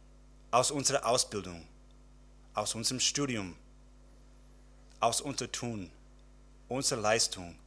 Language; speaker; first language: German; non-native, fluent; English